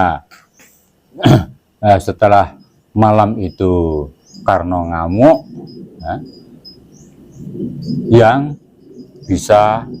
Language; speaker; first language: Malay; non-native, local second language; Javanese